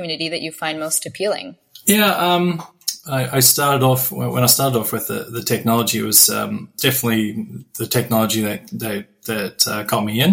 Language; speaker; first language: English; native; English